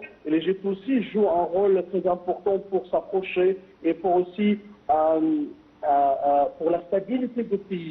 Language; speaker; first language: French; non-native, fluent; Arabic